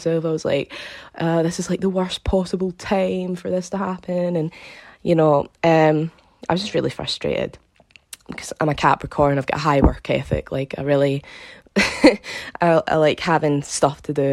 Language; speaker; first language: English; native; English